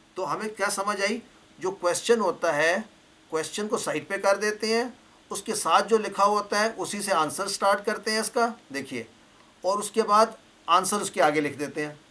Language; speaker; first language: Urdu; native; Urdu